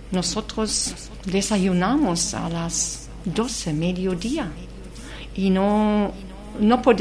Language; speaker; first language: Spanish; non-native, fluent; German